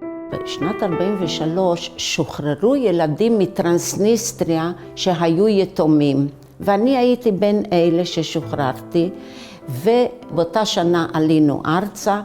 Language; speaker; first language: Hebrew; early bilingual, other home language; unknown